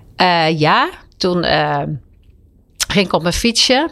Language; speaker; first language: Dutch; native; Dutch